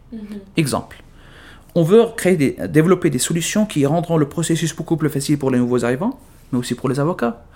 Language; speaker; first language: French; non-native, fluent; Arabic